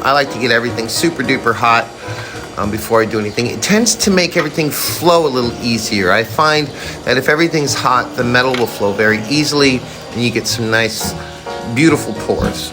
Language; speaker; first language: English; native; English